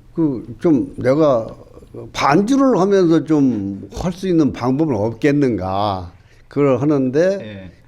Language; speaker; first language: Korean; native; Korean